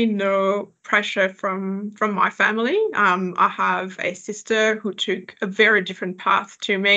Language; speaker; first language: English; non-native, fluent; French